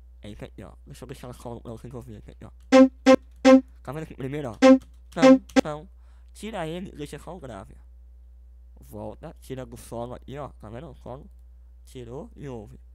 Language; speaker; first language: Portuguese; native; Portuguese